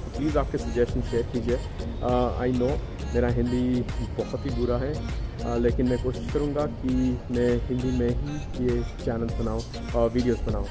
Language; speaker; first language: Hindi; non-native, local second language; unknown